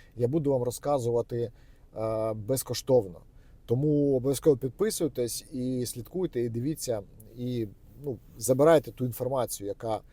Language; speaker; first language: Ukrainian; native; Ukrainian